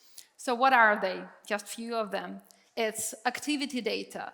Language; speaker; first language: English; non-native, fluent; Czech